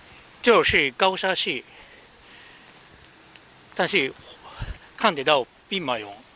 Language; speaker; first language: Chinese; non-native, learner; Japanese